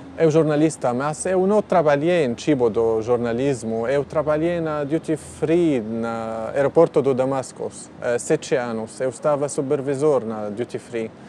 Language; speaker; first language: Portuguese; non-native, learner; Arabic